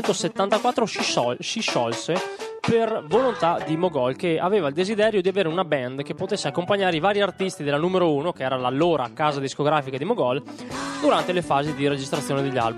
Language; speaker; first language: Italian; native; Italian